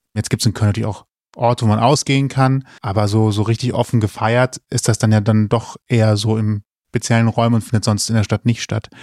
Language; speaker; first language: German; native; German